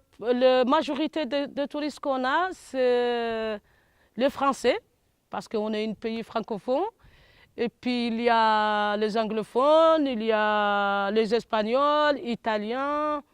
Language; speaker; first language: French; non-native, local second language; Arabic